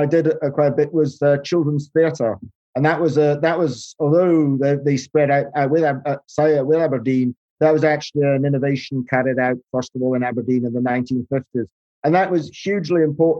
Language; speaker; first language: English; native; English